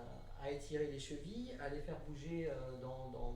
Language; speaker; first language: French; native; French